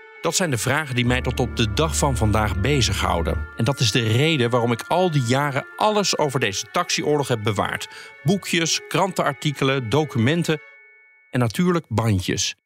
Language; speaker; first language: Dutch; native; Dutch